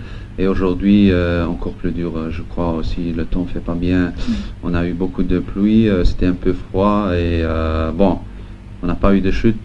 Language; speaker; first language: French; non-native, local second language; Luxembourgish